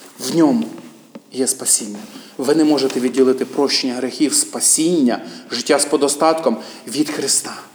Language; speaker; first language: Ukrainian; native; Ukrainian